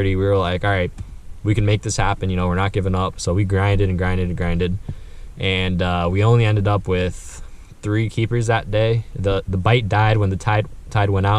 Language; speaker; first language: English; native; English